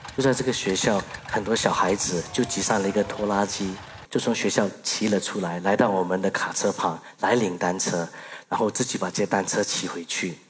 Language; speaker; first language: Chinese; early bilingual, other home language; Burmese